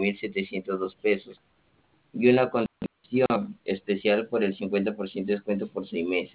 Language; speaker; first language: Spanish; native; Spanish